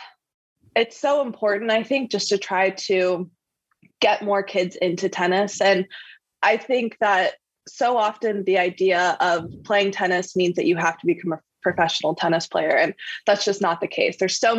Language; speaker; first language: English; native; English